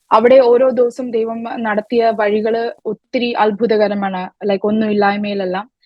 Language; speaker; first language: Malayalam; early bilingual, other home language; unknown